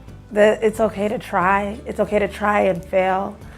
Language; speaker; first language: English; native; English